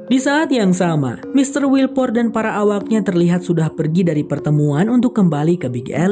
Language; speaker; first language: Indonesian; native; Indonesian